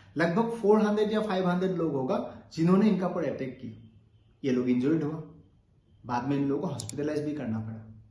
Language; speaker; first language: Hindi; non-native, local second language; Assamese